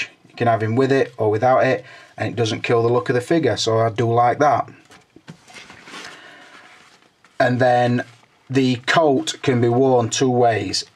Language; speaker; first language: English; native; English